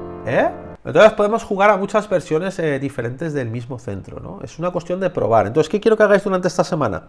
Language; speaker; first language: Spanish; native; Spanish